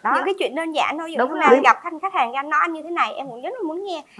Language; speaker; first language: Vietnamese; native; Vietnamese